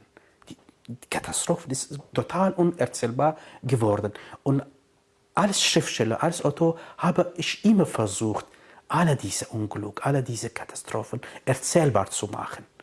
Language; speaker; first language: German; non-native, fluent; Kurdish